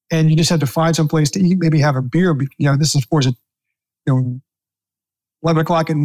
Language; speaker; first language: English; native; English